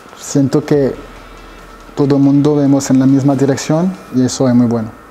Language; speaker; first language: Spanish; non-native, fluent; French